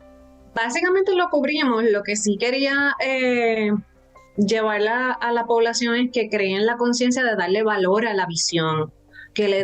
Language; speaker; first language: Spanish; native; Spanish